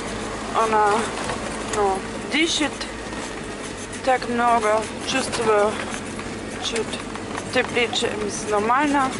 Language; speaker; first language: Russian; non-native, fluent; German